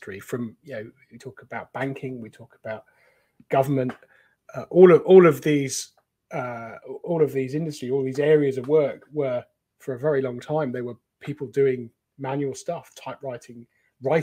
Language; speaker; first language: English; native; English